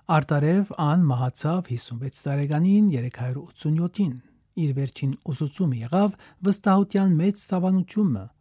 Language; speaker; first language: Armenian; early bilingual, heritage; Armenian